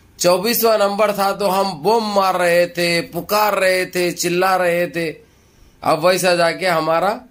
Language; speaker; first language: Urdu; native; Urdu